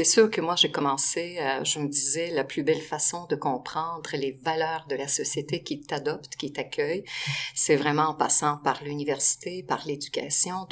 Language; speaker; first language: French; non-native, fluent; Russian